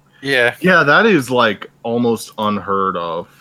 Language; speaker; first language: English; native; English